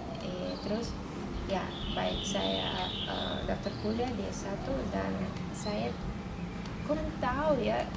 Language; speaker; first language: Indonesian; non-native, fluent; Russian